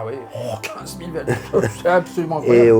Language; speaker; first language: French; native; French